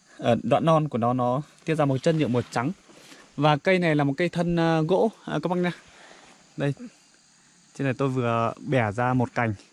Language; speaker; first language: Vietnamese; non-native, local second language; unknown